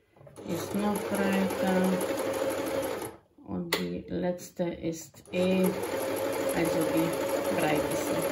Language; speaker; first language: German; non-native, fluent; Croatian